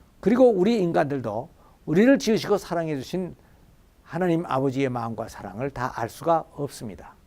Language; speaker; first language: Korean; native; Korean